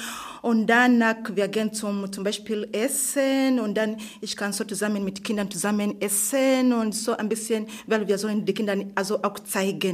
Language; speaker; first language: German; non-native, learner; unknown